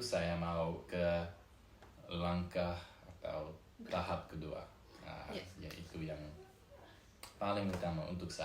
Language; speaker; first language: Indonesian; non-native, fluent; English